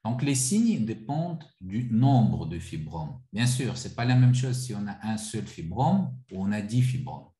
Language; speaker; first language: French; non-native, local second language; Arabic